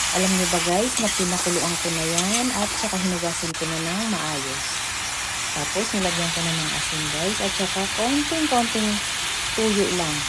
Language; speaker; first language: Filipino; non-native, local second language; Waray